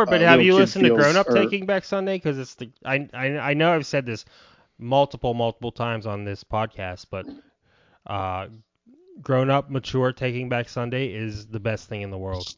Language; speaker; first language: English; native; English